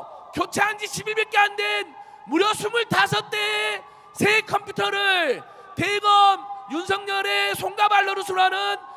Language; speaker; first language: Korean; native; Korean